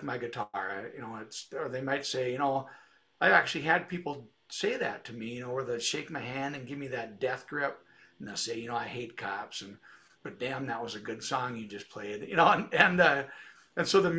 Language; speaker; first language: English; native; English